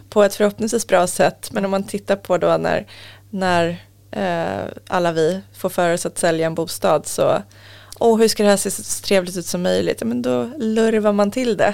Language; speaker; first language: Swedish; native; Swedish